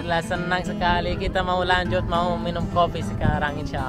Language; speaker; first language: Indonesian; non-native, learner; Arabic